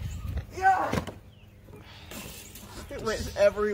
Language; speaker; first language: English; native; English